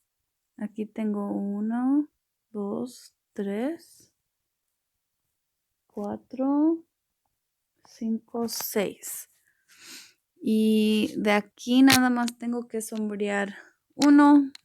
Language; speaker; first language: Spanish; early bilingual, heritage; Spanish